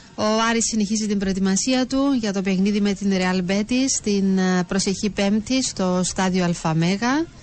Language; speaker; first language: Greek; native; Greek